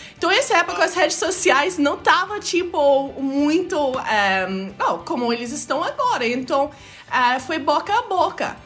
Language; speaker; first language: Portuguese; non-native, fluent; English